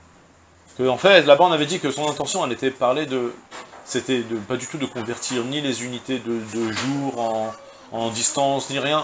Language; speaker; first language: French; native; French